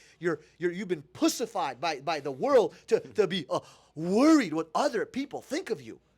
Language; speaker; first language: English; native; English